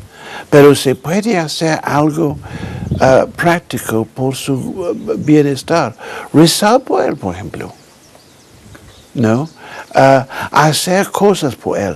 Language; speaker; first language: Spanish; non-native, fluent; English